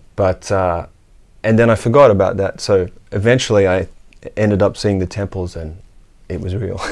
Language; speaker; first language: English; native; English